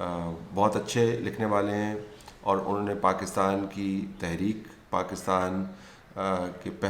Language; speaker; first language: Urdu; native; Urdu